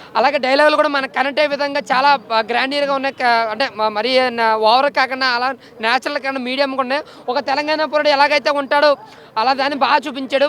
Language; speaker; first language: Telugu; native; Telugu